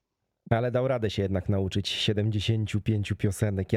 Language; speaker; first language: Polish; native; Polish